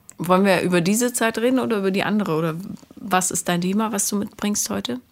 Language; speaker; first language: German; native; German